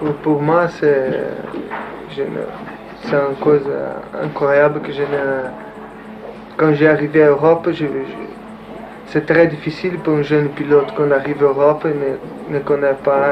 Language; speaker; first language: French; non-native, learner; Portuguese